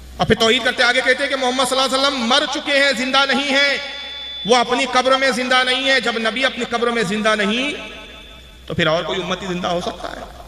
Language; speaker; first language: Urdu; native; Urdu